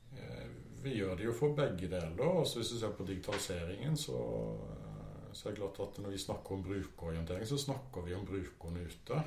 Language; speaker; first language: Norwegian; native; Norwegian